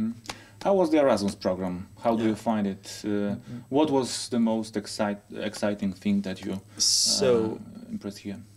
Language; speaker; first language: English; non-native, fluent; Polish